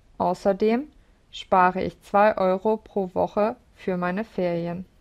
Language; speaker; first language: German; non-native, learner; English